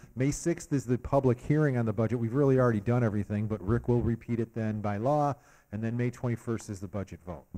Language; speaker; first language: English; native; English